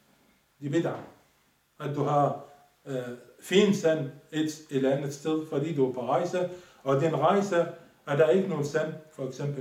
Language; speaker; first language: Danish; non-native, fluent; Arabic